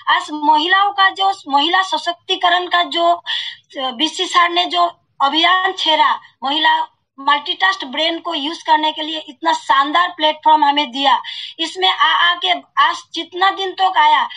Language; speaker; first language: Hindi; non-native, local second language; Assamese